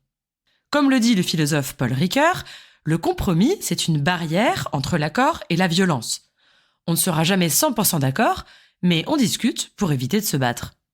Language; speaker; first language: French; native; French